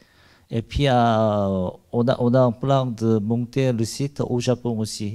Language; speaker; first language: French; non-native, learner; Korean